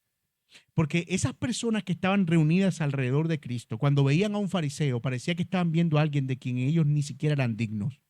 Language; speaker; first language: Spanish; native; Spanish